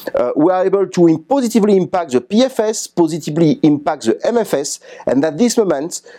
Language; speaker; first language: English; non-native, fluent; French